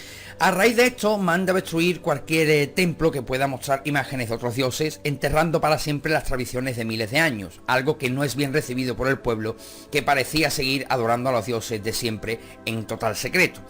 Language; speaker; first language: Spanish; native; Spanish